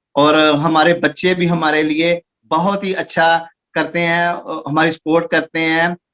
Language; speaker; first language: Hindi; non-native, local second language; Punjabi